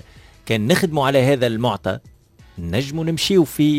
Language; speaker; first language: Arabic; native; Arabic